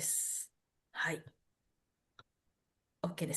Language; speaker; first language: Japanese; non-native, fluent; Indonesian